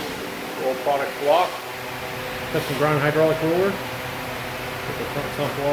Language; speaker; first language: English; native; English